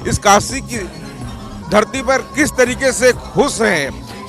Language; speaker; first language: Hindi; native; Hindi